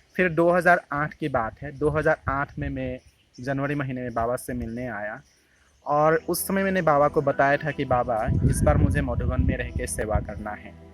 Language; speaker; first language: Hindi; non-native, local second language; Assamese